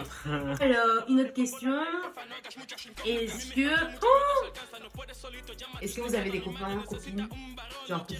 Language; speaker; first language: French; native; French